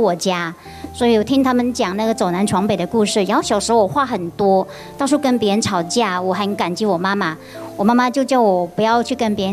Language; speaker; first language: Chinese; non-native, local second language; Hakka Chinese